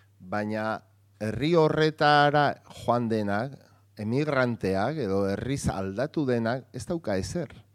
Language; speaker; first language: Basque; non-native, local second language; Spanish